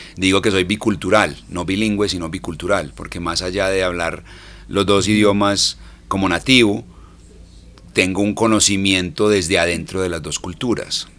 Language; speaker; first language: Spanish; early bilingual, heritage; English